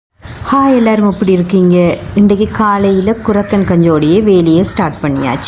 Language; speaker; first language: Tamil; native; Tamil